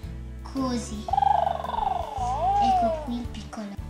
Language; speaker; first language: Italian; early bilingual, other home language; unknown